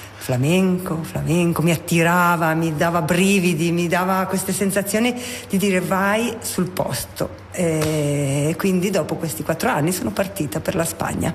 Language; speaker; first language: Italian; native; Italian